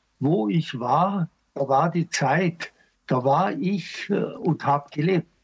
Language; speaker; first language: German; native; German